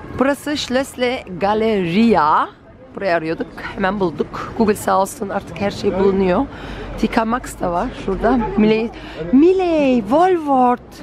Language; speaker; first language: Turkish; early bilingual, heritage; Turkish